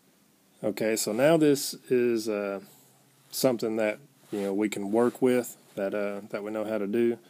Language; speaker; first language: English; native; English